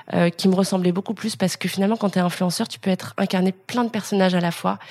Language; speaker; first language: French; native; French